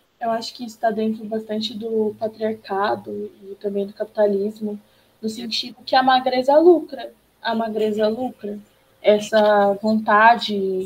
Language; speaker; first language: Portuguese; native; Portuguese